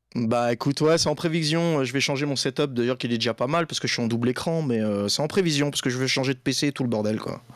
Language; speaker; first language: French; native; French